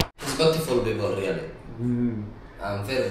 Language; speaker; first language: English; non-native, learner; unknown